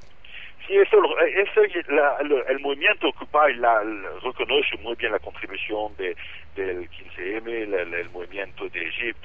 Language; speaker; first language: Spanish; non-native, fluent; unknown